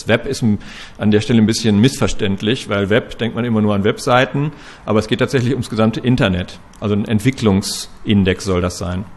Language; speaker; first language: German; native; German